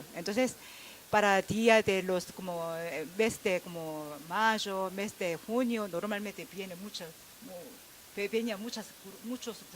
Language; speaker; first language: Spanish; non-native, fluent; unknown